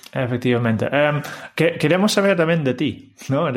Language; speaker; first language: Spanish; non-native, fluent; Dutch